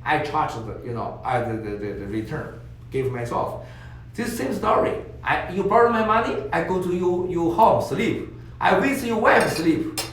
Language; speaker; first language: English; non-native, learner; Chinese